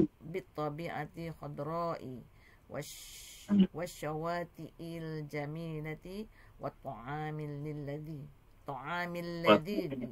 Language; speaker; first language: Arabic; non-native, learner; Malay